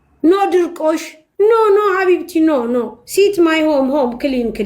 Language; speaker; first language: English; non-native, learner; Amharic